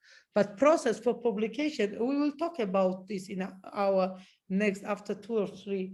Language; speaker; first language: English; non-native, learner; Georgian